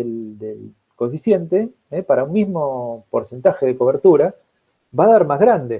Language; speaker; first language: Spanish; native; Spanish